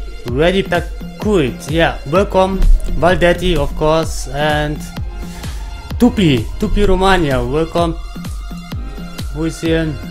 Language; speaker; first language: English; non-native, learner; German